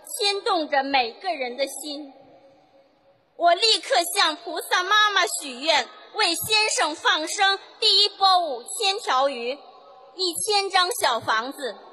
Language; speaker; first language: Chinese; native; Chinese